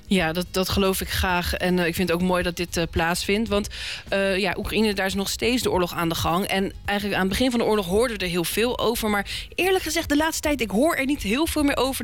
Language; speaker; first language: Dutch; native; Dutch